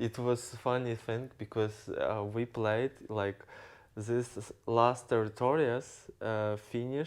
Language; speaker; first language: English; non-native, learner; Ukrainian